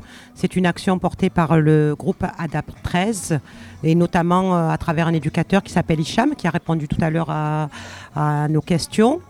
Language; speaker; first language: French; native; French